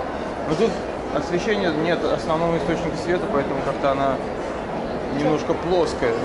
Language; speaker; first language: Russian; native; Russian